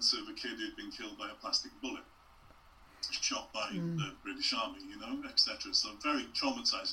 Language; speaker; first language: English; native; English